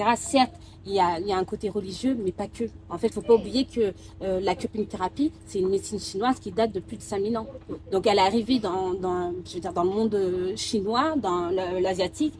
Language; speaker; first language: French; early bilingual, other home language; Soninke